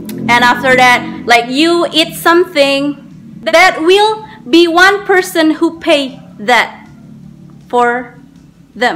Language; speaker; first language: English; non-native, learner; Indonesian